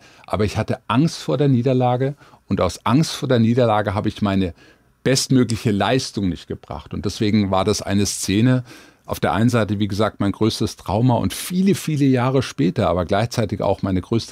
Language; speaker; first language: German; native; German